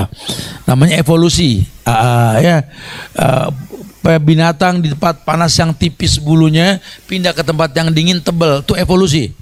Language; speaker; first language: Indonesian; native; Indonesian